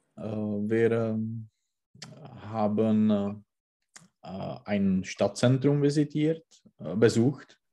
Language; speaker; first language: German; non-native, learner; Czech